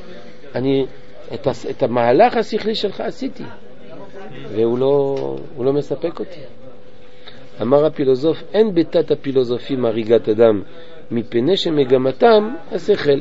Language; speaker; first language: Hebrew; non-native, fluent; French